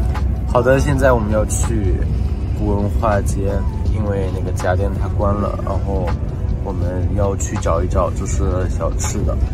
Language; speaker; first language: Chinese; non-native, fluent; Thai